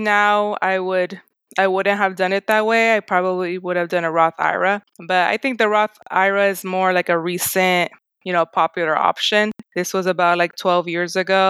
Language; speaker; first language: English; native; English